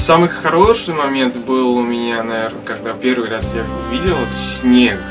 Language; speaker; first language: Russian; non-native, learner; Vietnamese